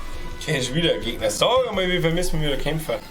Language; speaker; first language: German; native; German